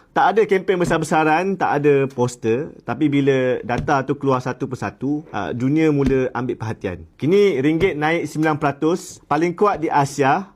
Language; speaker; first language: Malay; native; Malay